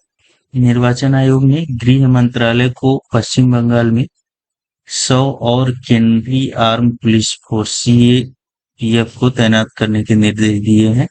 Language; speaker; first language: Hindi; native; Hindi